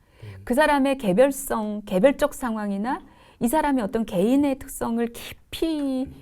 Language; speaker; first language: Korean; native; Korean